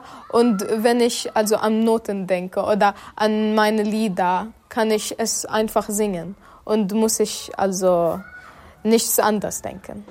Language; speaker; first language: German; non-native, fluent; Arabic